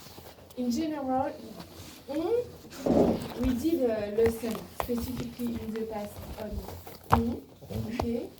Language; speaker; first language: English; non-native, learner; French